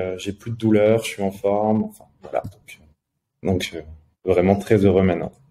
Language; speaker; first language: French; native; French